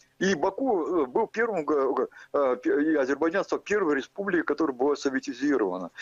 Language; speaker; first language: Russian; native; Russian